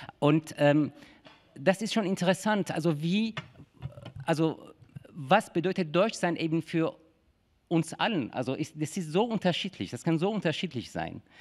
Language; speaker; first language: German; non-native, fluent; Persian